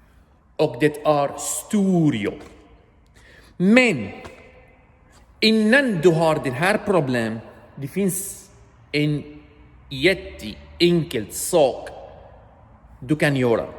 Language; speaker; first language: Swedish; non-native, learner; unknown